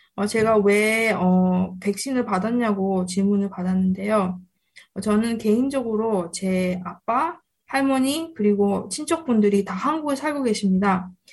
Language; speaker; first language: Korean; early bilingual, heritage; Korean